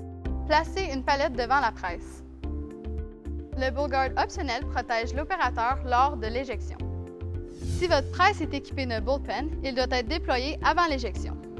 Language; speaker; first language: French; native; French